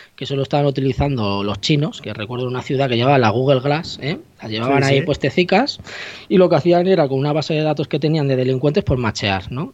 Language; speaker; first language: Spanish; native; Spanish